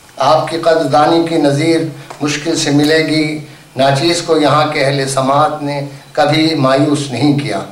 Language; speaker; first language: Urdu; native; Urdu